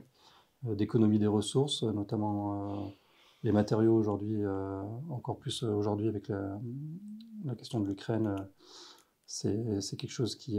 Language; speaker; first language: French; native; French